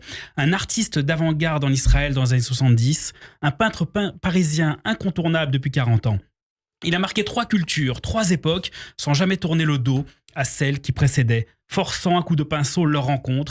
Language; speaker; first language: French; native; French